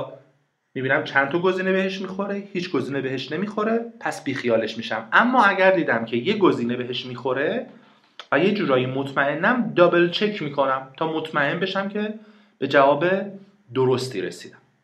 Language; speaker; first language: Persian; native; Persian